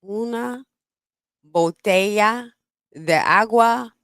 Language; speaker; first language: Spanish; non-native, learner; English